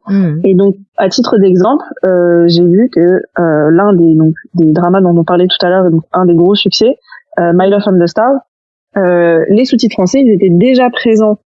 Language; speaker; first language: French; native; French